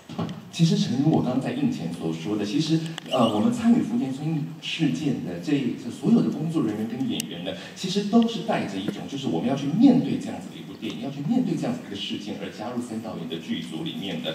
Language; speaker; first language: Chinese; native; Chinese